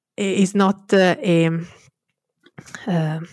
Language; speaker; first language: English; non-native, fluent; Italian